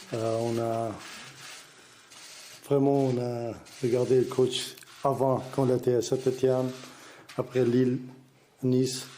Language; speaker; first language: French; non-native, learner; Arabic